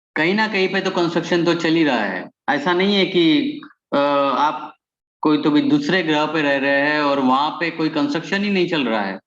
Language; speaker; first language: Hindi; non-native, local second language; Marathi